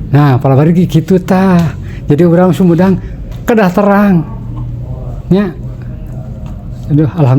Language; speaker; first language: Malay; non-native, local second language; Sundanese